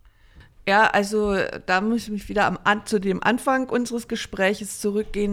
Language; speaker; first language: German; native; German